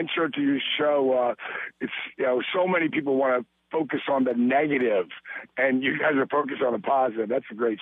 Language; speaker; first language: English; native; English